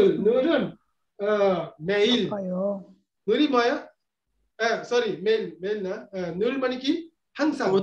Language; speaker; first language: Korean; non-native, learner; Bangla